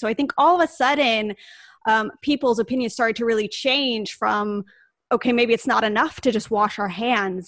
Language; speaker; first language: English; native; English